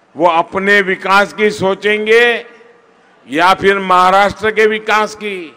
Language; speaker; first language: Hindi; non-native, local second language; Gujarati